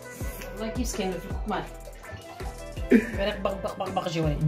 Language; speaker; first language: German; non-native, learner; Kurdish